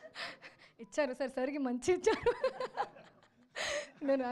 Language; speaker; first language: Telugu; non-native, learner; Hindi